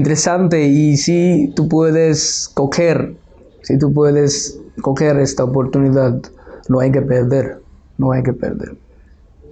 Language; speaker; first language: Spanish; non-native, fluent; Bangla